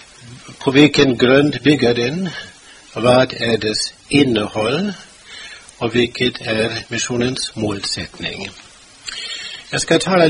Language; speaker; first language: Swedish; non-native, fluent; German